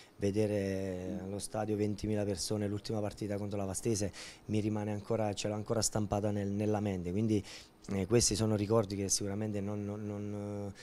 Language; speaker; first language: Italian; native; Italian